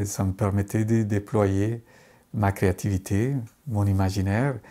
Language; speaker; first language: French; non-native, fluent; Spanish